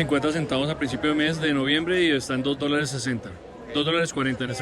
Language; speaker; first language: Spanish; native; Spanish